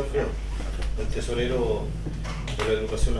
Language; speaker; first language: Spanish; native; Spanish